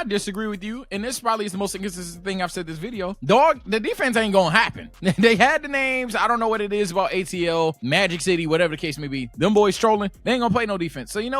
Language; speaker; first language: English; native; English